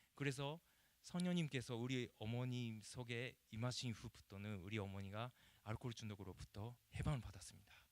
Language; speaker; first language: Korean; non-native, fluent; Japanese